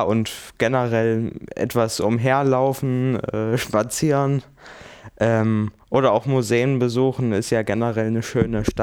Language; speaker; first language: German; native; German